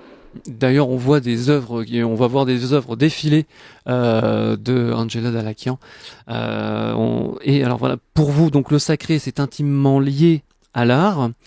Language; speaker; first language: French; native; French